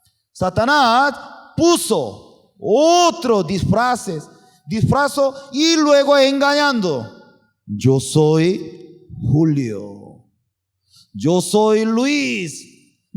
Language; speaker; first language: Spanish; non-native, fluent; Korean